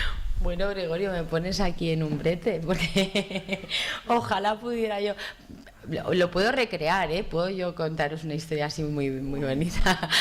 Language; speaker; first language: Spanish; native; Spanish